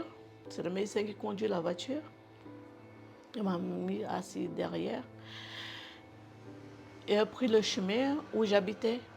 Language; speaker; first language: French; non-native, learner; Portuguese